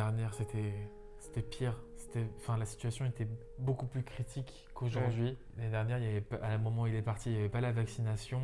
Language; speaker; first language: French; native; French